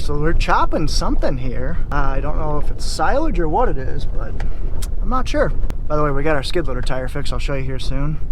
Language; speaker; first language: English; native; English